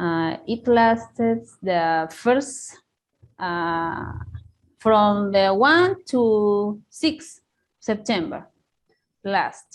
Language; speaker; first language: English; non-native, learner; Spanish